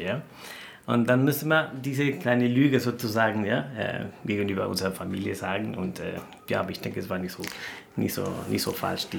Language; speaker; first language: German; non-native, fluent; Spanish